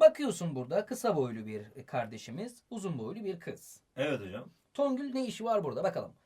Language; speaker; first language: Turkish; native; Turkish